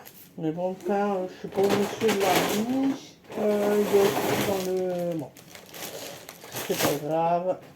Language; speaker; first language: French; native; French